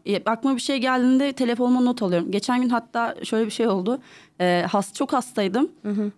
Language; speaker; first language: Turkish; native; Turkish